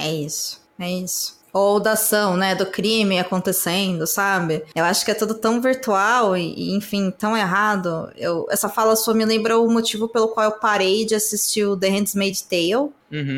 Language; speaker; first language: Portuguese; native; Portuguese